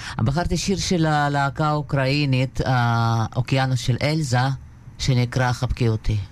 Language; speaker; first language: Hebrew; non-native, fluent; Russian